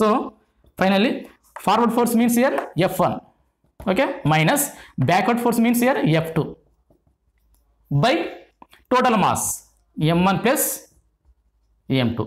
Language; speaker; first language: English; non-native, local second language; Telugu